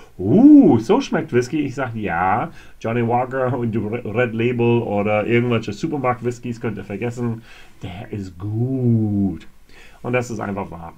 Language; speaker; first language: German; non-native, fluent; English